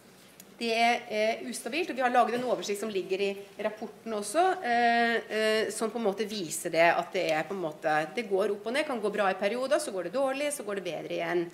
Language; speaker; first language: Norwegian; native; Norwegian